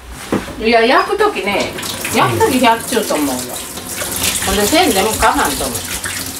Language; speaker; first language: Japanese; native; Japanese